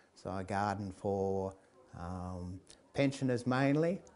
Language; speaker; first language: English; native; English